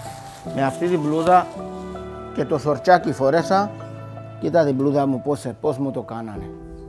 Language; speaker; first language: Greek; non-native, fluent; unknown